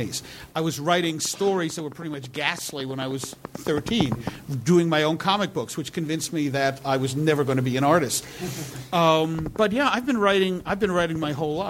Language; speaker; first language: English; native; English